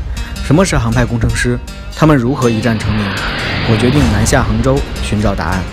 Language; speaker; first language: Chinese; native; Chinese